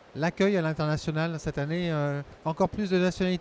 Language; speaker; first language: French; native; French